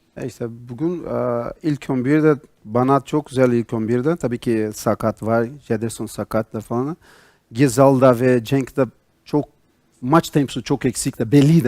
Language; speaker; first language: Turkish; non-native, learner; Portuguese